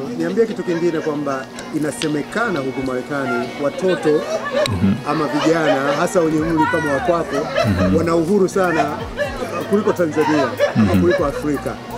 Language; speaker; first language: Swahili; native; Swahili